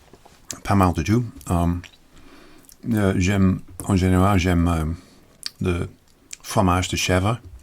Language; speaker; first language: French; non-native, learner; English